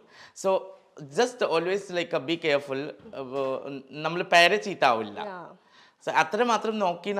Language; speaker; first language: Malayalam; non-native, learner; Assamese